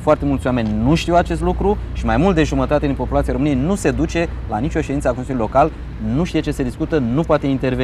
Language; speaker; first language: Romanian; native; Romanian